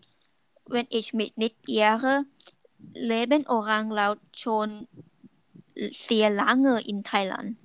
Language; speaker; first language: German; non-native, learner; Thai